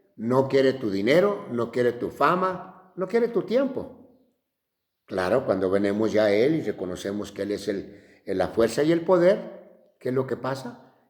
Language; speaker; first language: Spanish; native; Spanish